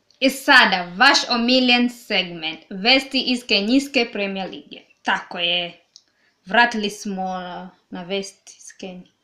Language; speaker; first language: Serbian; non-native, learner; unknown